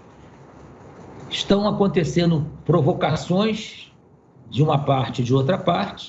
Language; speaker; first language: Portuguese; native; Portuguese